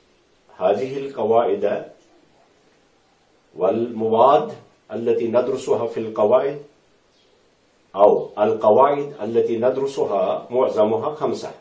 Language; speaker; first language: Arabic; non-native, fluent; Urdu